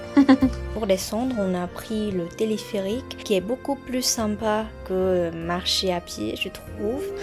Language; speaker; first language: French; non-native, fluent; Vietnamese